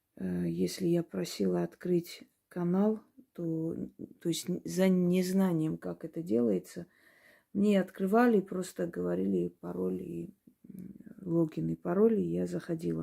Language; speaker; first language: Russian; native; Russian